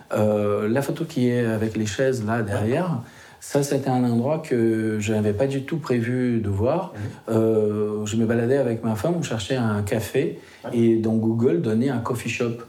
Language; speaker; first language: French; non-native, fluent; Portuguese